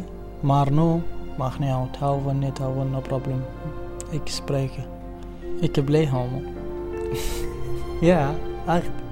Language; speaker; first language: Dutch; non-native, learner; Arabic